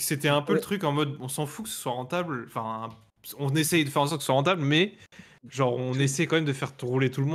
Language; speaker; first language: French; native; French